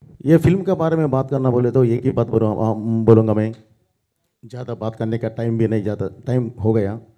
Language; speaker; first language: Hindi; non-native, learner; Telugu